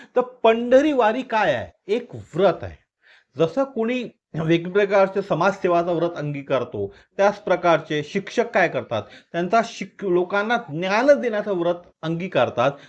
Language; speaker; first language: Marathi; native; Marathi